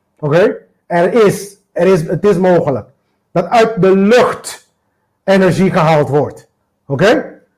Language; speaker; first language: Dutch; non-native, local second language; Papiamento